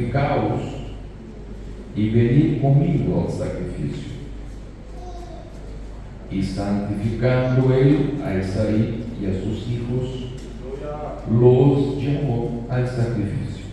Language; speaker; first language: Spanish; non-native, fluent; Portuguese